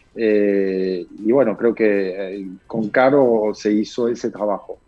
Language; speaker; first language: Spanish; non-native, fluent; French